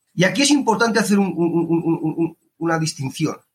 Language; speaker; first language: Spanish; native; Spanish